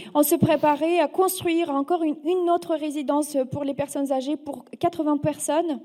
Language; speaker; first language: French; non-native, fluent; Russian